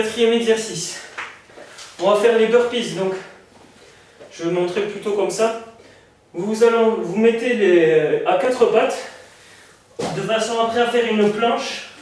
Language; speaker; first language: French; native; French